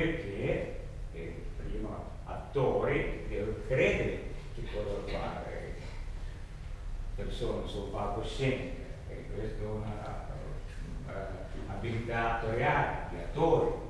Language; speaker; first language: Italian; non-native, learner; Russian